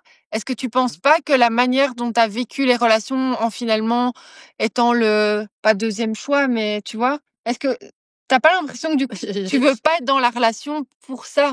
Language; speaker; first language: French; native; French